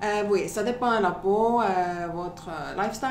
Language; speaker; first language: French; non-native, fluent; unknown